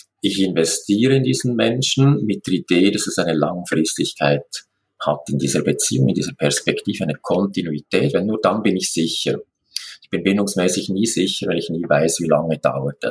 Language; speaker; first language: German; native; German